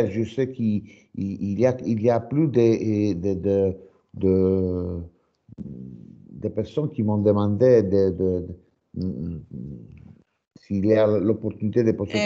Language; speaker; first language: French; non-native, fluent; Italian